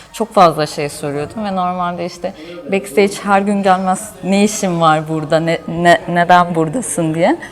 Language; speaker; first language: Turkish; early bilingual, heritage; Turkish